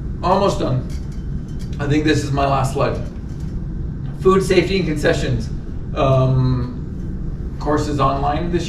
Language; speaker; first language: English; native; English